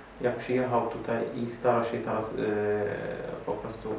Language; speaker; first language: Polish; non-native, learner; Arabic